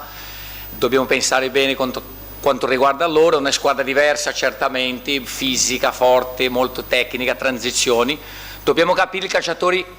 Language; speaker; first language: Italian; non-native, fluent; Portuguese